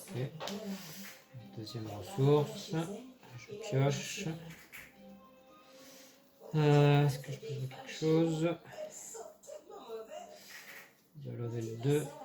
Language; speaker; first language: French; native; French